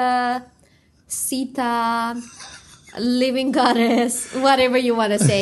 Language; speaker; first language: English; non-native, local second language; Nepali